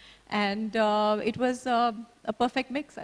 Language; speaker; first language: English; non-native, local second language; Hindi